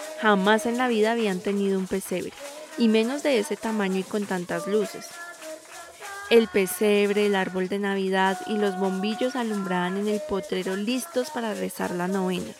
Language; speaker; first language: Spanish; native; Spanish